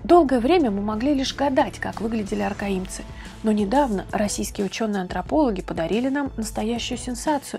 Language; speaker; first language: Russian; native; Russian